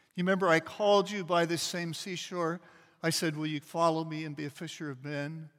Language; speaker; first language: English; native; English